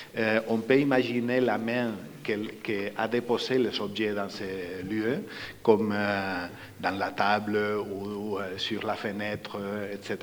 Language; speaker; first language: French; non-native, fluent; Spanish